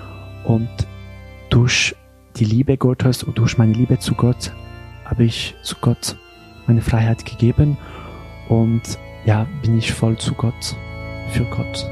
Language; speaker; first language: German; non-native, local second language; French